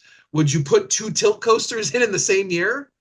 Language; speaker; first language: English; native; English